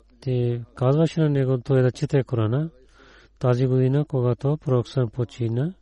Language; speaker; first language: Bulgarian; non-native, learner; Urdu